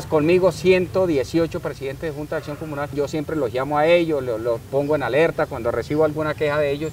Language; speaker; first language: Spanish; native; Spanish